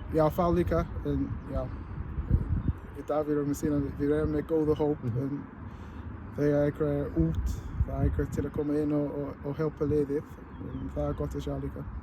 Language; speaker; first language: Icelandic; non-native, learner; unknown